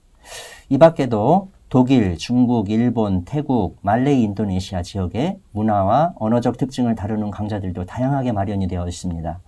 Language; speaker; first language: Korean; native; Korean